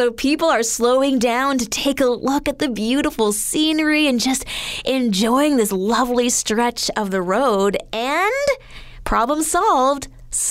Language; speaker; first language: English; native; English